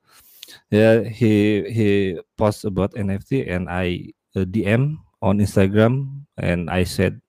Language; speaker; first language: English; non-native, learner; Indonesian